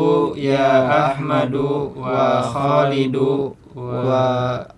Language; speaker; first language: Arabic; non-native, learner; Indonesian